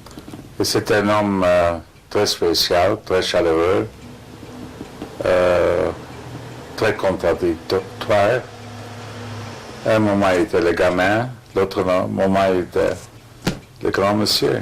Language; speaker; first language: French; non-native, fluent; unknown